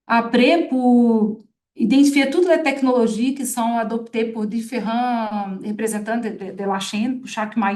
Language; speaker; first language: French; non-native, fluent; Portuguese